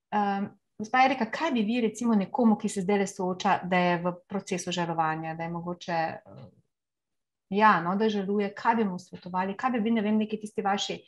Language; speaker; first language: Slovenian; native; Slovenian